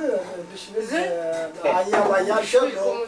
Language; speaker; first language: Hebrew; non-native, learner; Amharic